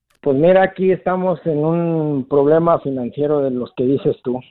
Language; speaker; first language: Spanish; native; Spanish